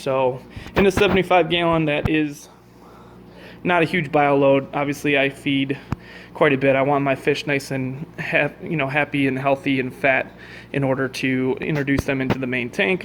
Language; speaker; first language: English; native; English